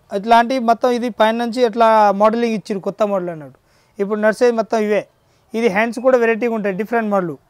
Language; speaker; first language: Telugu; native; Telugu